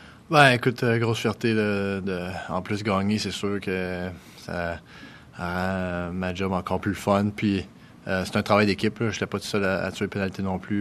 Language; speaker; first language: French; native; French